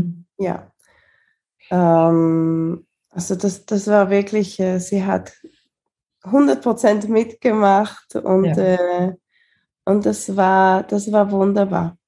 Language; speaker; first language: German; early bilingual, heritage; Spanish